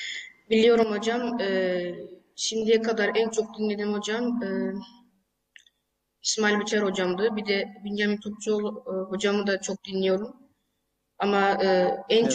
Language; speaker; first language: Turkish; early bilingual, heritage; Turkish